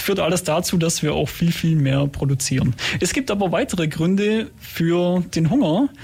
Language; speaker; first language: German; native; German